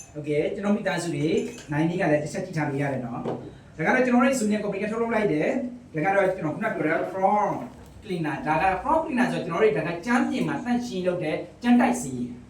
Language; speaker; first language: Burmese; native; Burmese